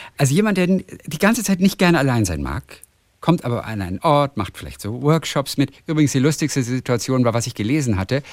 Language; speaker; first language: German; native; German